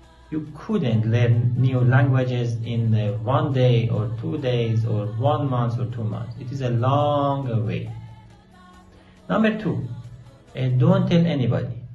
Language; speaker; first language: English; non-native, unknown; Persian